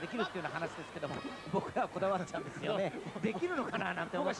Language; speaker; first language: Japanese; native; Japanese